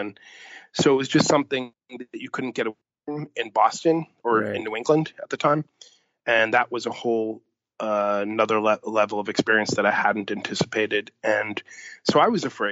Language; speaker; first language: English; native; English